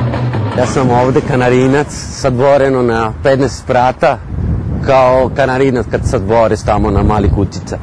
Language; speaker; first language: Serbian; non-native, learner; Spanish